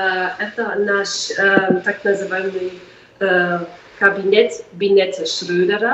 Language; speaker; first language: Russian; non-native, fluent; German